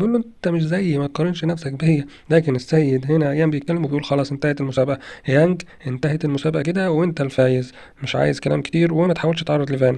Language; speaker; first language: Arabic; native; Arabic